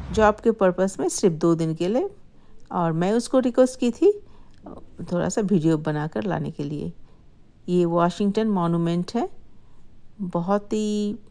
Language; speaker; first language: Hindi; non-native, local second language; Bangla